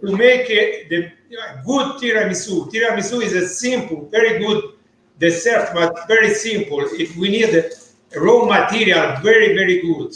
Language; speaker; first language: English; non-native, learner; Italian